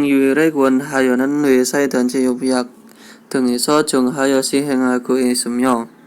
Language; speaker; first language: Korean; non-native, fluent; Indonesian